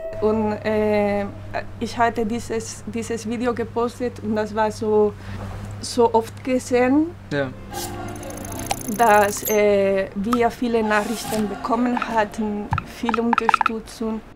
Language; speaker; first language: German; non-native, fluent; Spanish